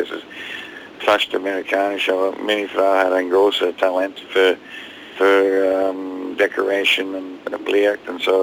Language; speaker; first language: German; non-native, learner; English